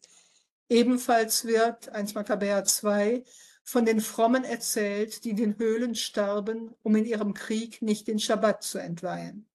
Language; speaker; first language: German; native; German